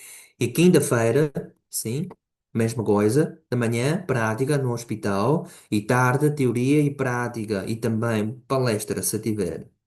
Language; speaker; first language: Portuguese; non-native, fluent; Chinese